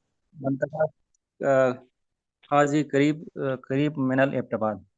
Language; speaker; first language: Arabic; non-native, learner; Urdu